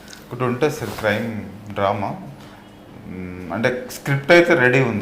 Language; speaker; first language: Telugu; native; Telugu